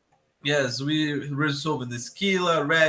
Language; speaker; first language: English; non-native, learner; Portuguese